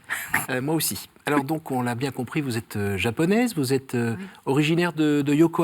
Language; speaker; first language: French; native; French